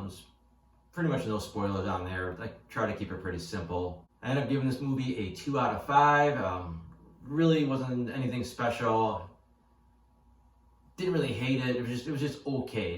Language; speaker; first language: English; native; English